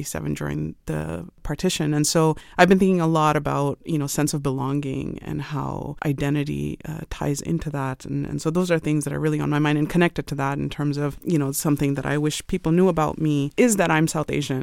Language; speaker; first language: English; non-native, local second language; Urdu